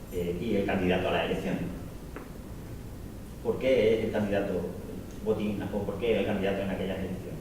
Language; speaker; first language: Spanish; native; Spanish